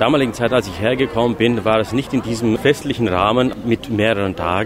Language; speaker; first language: German; native; German